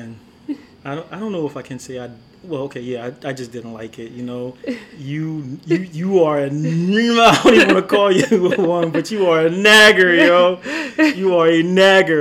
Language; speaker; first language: English; native; English